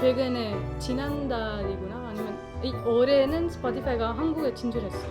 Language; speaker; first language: Korean; non-native, fluent; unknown